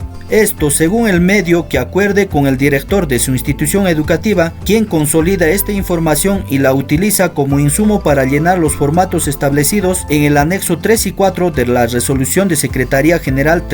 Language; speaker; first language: Spanish; native; Spanish